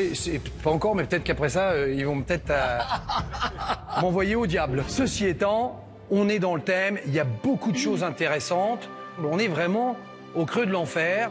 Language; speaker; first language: French; native; French